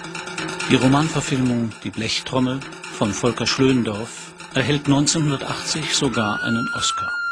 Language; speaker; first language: German; native; German